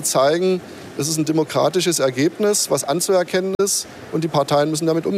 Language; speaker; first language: German; native; German